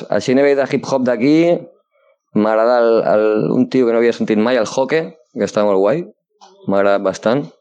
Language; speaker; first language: Catalan; non-native, local second language; Spanish